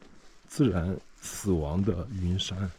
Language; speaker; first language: Chinese; native; Chinese